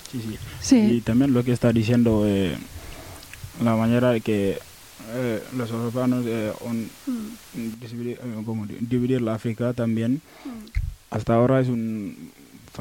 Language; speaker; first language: Spanish; non-native, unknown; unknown